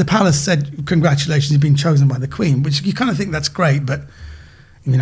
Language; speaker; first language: English; native; English